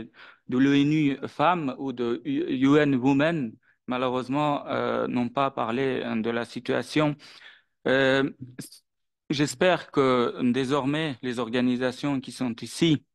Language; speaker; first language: French; non-native, fluent; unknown